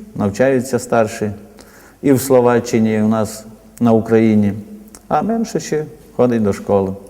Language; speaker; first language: Ukrainian; native; Ukrainian